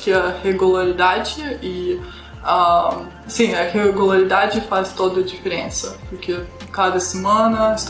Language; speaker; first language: Portuguese; non-native, fluent; Russian